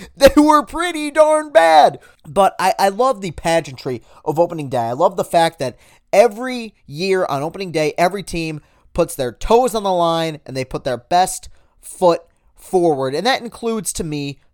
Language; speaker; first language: English; native; English